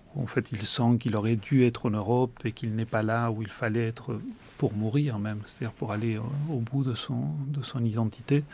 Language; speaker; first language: French; early bilingual, other home language; Spanish